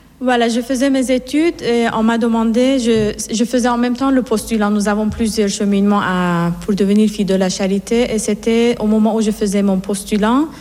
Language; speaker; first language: French; non-native, fluent; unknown